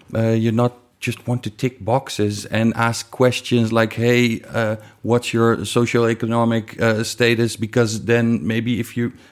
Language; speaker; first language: English; non-native, fluent; Dutch